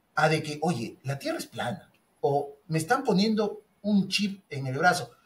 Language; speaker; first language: Spanish; native; Spanish